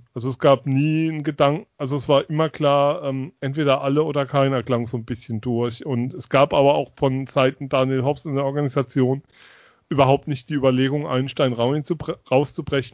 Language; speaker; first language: German; native; German